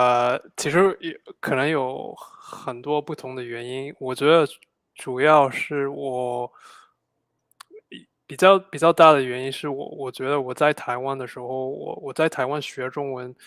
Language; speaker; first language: Chinese; non-native, fluent; English